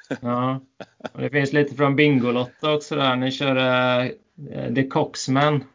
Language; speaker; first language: Swedish; native; Swedish